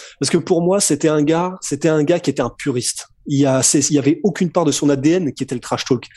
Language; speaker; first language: French; native; French